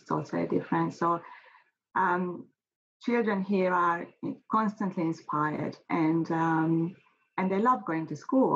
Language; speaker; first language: English; non-native, fluent; Hungarian